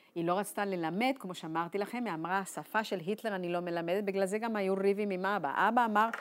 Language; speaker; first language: Hebrew; non-native, fluent; Spanish